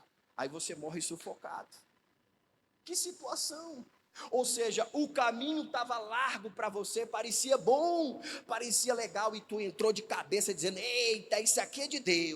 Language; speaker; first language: Portuguese; native; Portuguese